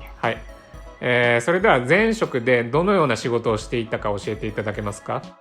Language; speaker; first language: Japanese; native; Japanese